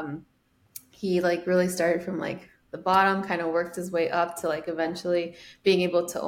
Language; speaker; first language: English; early bilingual, other home language; Spanish